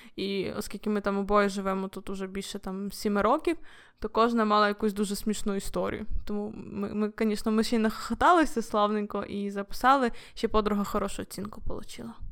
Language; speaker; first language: Ukrainian; non-native, local second language; Russian